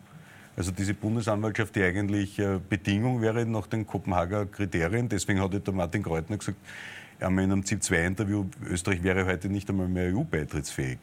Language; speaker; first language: German; native; German